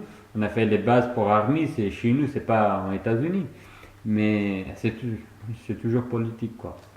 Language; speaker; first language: French; non-native, fluent; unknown